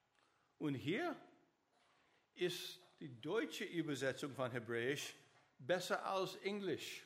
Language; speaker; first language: German; non-native, learner; English